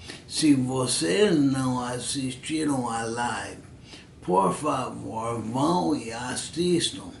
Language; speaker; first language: Portuguese; non-native, fluent; English